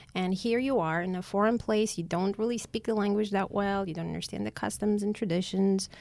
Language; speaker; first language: English; non-native, fluent; Armenian